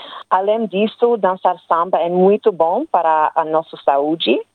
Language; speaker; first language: Portuguese; non-native, learner; English